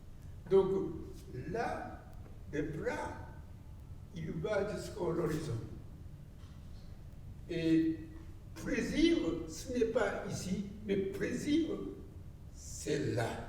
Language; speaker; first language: French; non-native, learner; Japanese